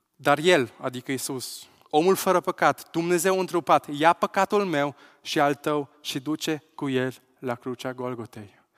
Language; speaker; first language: Romanian; non-native, local second language; Hungarian